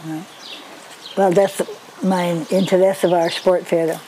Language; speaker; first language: German; non-native, learner; English